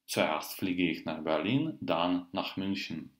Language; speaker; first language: German; non-native, fluent; Russian